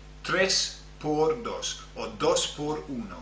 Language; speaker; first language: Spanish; non-native, fluent; English